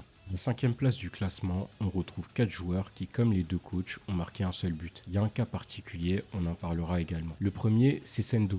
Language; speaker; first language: French; native; French